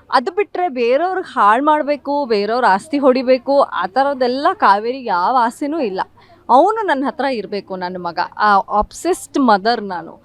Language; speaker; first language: Kannada; native; Kannada